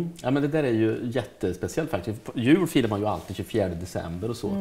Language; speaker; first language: Swedish; native; Swedish